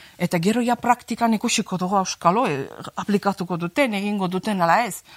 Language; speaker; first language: Basque; non-native, fluent; Azerbaijani